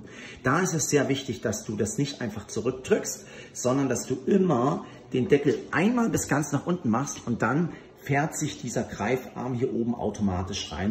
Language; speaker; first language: German; native; German